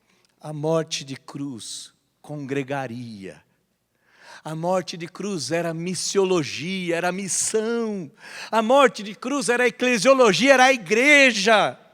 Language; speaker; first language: Portuguese; native; Portuguese